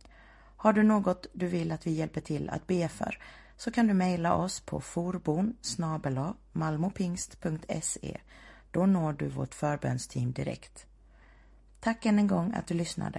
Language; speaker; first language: Swedish; native; Swedish